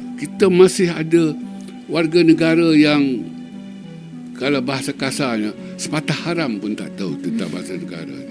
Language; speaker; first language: Malay; native; Malay